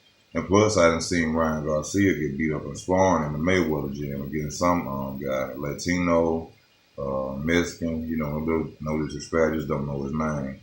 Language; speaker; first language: English; native; English